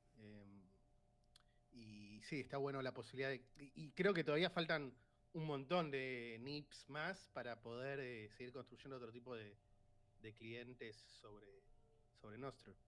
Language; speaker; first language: Spanish; native; Spanish